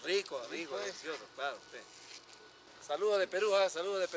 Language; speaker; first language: Spanish; native; Spanish